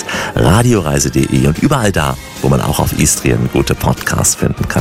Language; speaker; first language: German; native; German